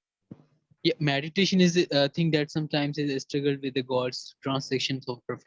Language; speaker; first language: English; non-native, learner; Urdu